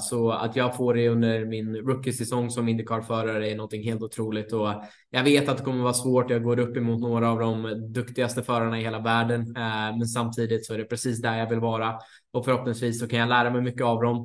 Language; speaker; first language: Swedish; native; Swedish